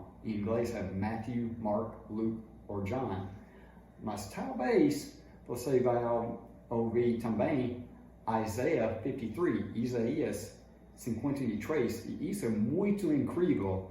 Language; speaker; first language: Portuguese; non-native, fluent; English